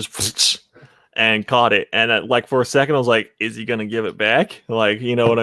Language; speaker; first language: English; native; English